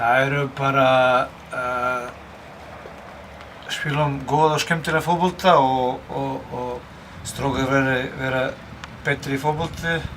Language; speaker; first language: Icelandic; non-native, learner; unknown